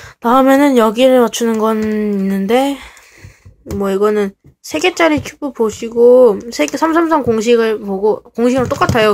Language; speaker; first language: Korean; native; Korean